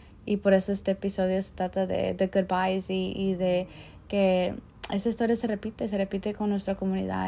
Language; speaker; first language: Spanish; early bilingual, heritage; Spanish